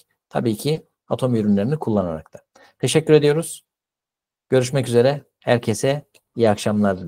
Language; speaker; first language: Turkish; native; Turkish